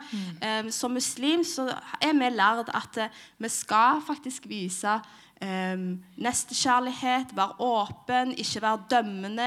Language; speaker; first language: Norwegian; early bilingual, other home language; Somali